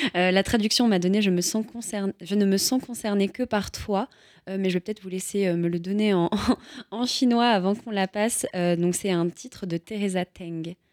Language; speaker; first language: French; native; French